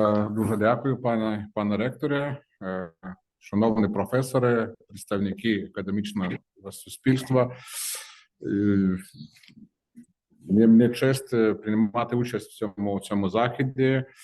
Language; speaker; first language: Ukrainian; non-native, fluent; Lithuanian